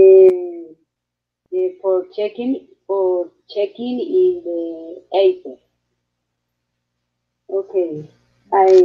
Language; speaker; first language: English; non-native, learner; Spanish